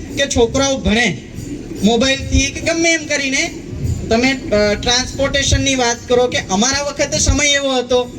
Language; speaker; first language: Gujarati; non-native, local second language; Gamit